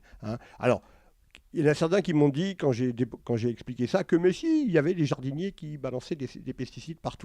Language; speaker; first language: French; native; French